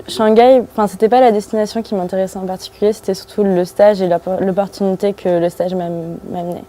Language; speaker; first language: French; native; French